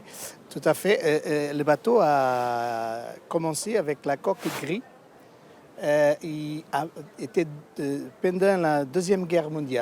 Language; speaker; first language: French; non-native, learner; Portuguese